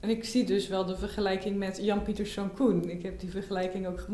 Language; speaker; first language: Dutch; native; Dutch